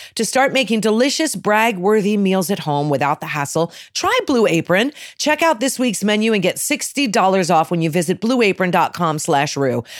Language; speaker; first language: English; native; English